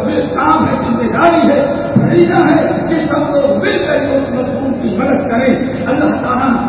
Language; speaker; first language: Urdu; native; Urdu